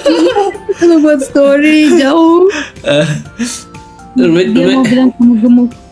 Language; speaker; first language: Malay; non-native, fluent; Turkish